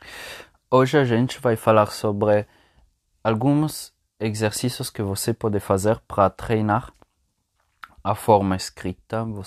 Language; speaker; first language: Portuguese; non-native, fluent; Italian